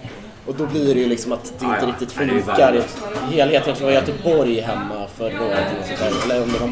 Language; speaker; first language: Swedish; native; Swedish